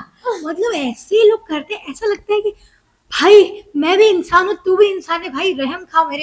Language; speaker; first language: Hindi; native; Hindi